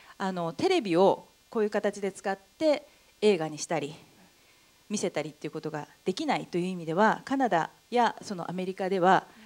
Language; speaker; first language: Japanese; native; Japanese